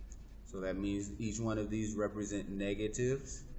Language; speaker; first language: English; native; English